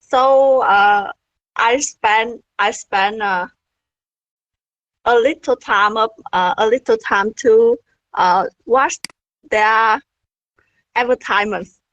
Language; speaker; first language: English; non-native, learner; Vietnamese